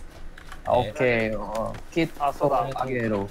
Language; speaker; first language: Japanese; non-native, learner; Korean